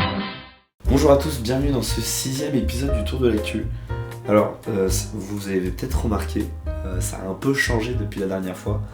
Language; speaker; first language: French; native; French